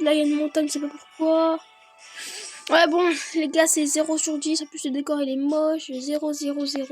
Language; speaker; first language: French; native; French